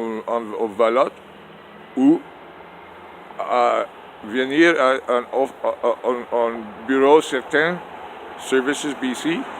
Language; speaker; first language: French; non-native, learner; English